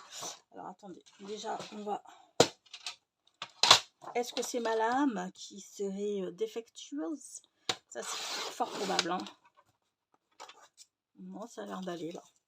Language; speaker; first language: French; native; French